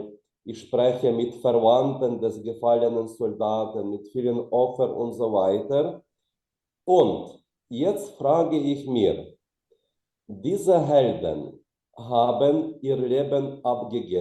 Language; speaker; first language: German; non-native, fluent; Ukrainian